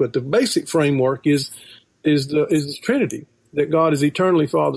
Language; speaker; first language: English; native; English